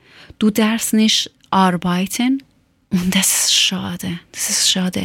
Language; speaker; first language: German; non-native, learner; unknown